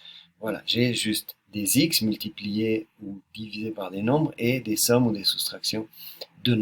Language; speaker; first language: French; native; French